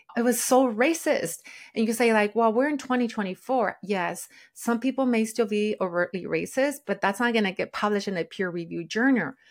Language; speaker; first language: English; early bilingual, other home language; Spanish